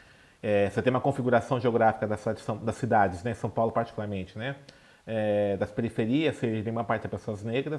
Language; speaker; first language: Portuguese; native; Portuguese